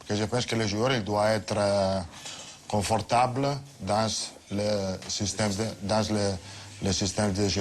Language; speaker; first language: French; non-native, fluent; Italian